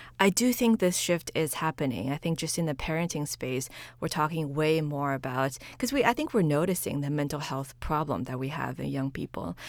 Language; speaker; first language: English; early bilingual, other home language; Chinese